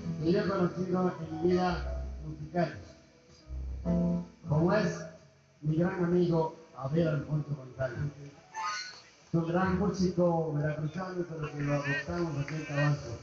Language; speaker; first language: Spanish; native; Spanish